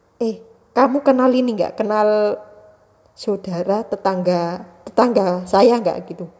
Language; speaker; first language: Indonesian; non-native, local second language; Javanese